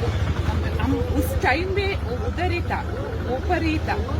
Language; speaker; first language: Hindi; non-native, local second language; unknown